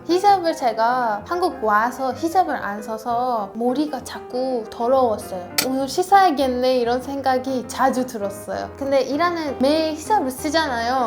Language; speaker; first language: Korean; non-native, fluent; Persian